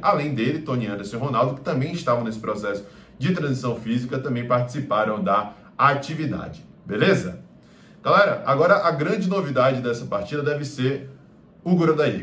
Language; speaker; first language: Portuguese; native; Portuguese